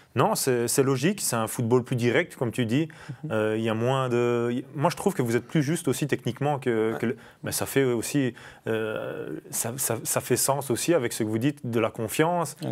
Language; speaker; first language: French; native; French